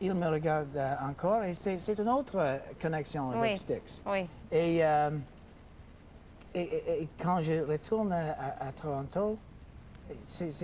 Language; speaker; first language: French; non-native, local second language; English